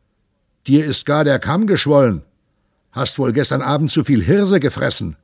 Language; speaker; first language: German; native; German